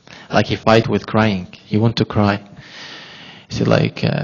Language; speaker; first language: English; non-native, learner; Arabic